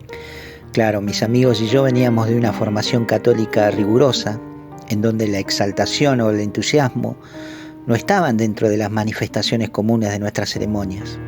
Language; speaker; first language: Spanish; native; Spanish